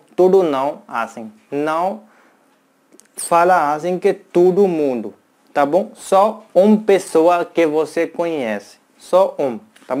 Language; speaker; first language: Portuguese; non-native, learner; Hindi